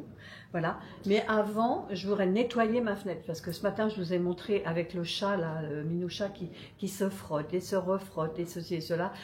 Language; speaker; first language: French; native; French